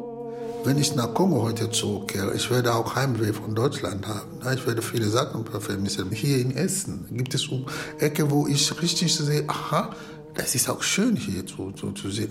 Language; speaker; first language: German; non-native, learner; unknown